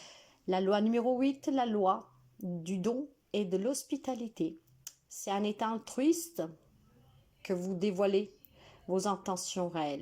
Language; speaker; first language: French; non-native, fluent; Italian